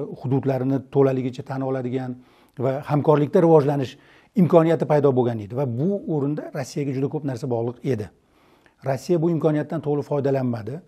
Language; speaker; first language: Uzbek; native; Uzbek